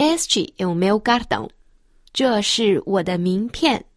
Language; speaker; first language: Portuguese; non-native, fluent; Chinese